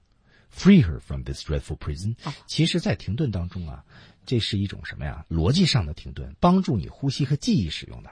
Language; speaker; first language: Chinese; native; Chinese